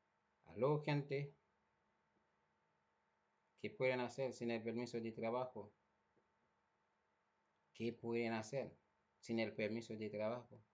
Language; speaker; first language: Spanish; non-native, fluent; Haitian Creole